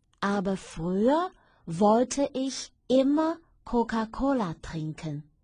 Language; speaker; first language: German; non-native, fluent; Chinese